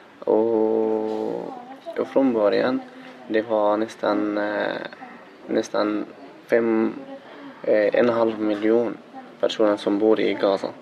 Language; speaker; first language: Swedish; non-native, learner; Arabic